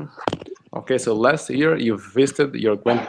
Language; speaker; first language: English; non-native, fluent; Russian